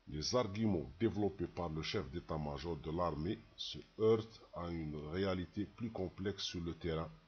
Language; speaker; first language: French; non-native, local second language; Arabic